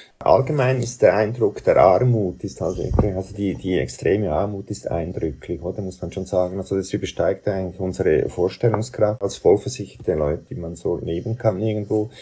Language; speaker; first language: German; native; German